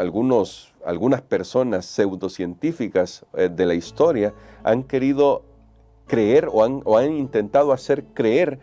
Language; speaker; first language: Spanish; native; Spanish